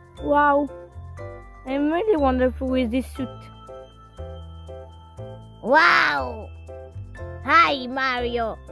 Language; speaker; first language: English; non-native, learner; Italian